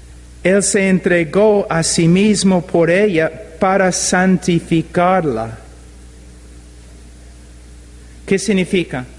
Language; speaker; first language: Spanish; non-native, fluent; English